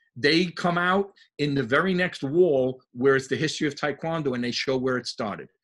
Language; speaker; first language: English; native; English